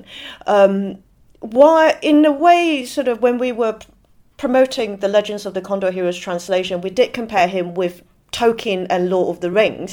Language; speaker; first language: English; non-native, local second language; Cantonese